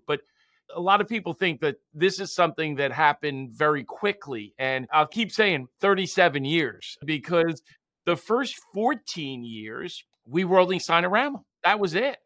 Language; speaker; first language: English; native; English